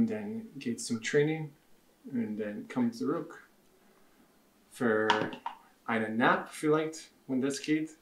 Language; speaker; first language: German; non-native, learner; English